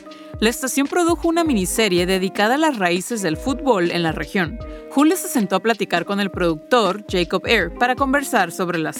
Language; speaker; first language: Spanish; native; Spanish